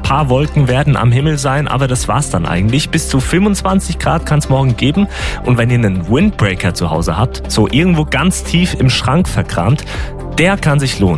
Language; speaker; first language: German; native; German